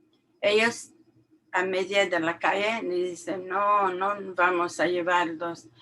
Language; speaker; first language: Spanish; non-native, learner; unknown